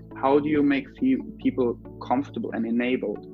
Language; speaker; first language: English; non-native, fluent; German